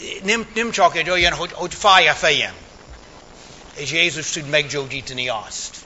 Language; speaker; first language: Hungarian; early bilingual, heritage; English